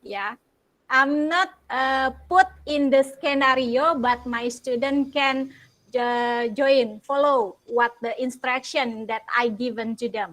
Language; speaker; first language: English; non-native, learner; Indonesian